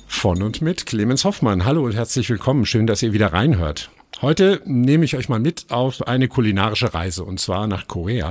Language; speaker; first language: German; native; German